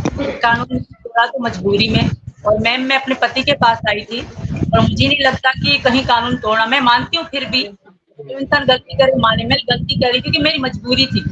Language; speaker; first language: Urdu; non-native, local second language; Sindhi